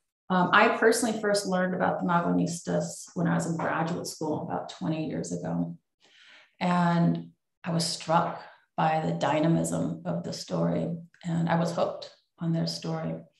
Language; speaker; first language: English; native; English